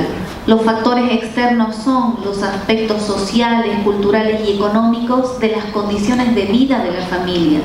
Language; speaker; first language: Spanish; native; Spanish